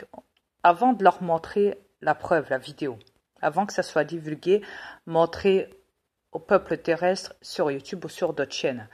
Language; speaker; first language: French; native; French